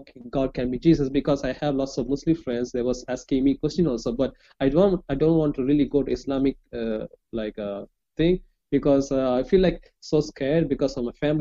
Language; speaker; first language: English; non-native, local second language; Tamil